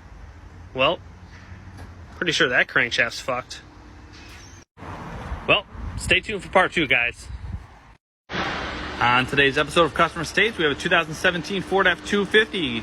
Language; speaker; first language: English; native; English